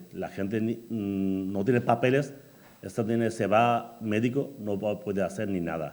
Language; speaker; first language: Spanish; non-native, learner; Bangla